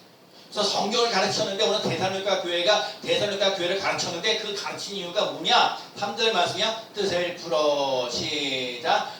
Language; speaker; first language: Korean; native; Korean